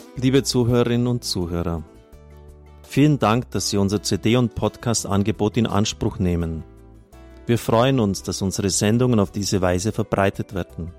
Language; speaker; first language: German; native; German